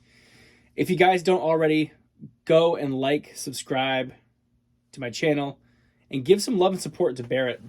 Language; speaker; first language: English; native; English